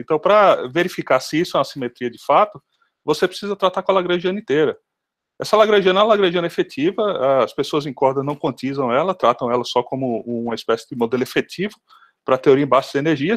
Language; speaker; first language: Portuguese; native; Portuguese